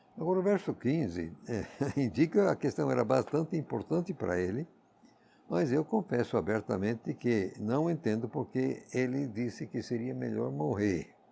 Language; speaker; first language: Portuguese; non-native, fluent; English